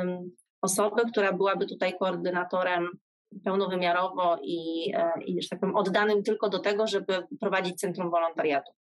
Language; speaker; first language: Polish; native; Polish